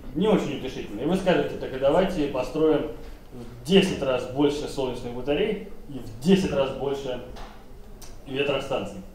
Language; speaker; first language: Russian; native; Russian